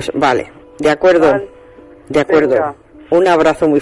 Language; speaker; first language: Spanish; native; Spanish